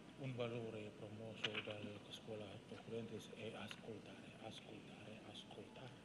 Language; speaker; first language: Italian; non-native, learner; Indonesian